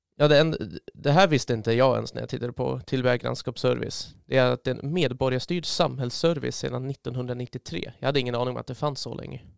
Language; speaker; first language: Swedish; native; Swedish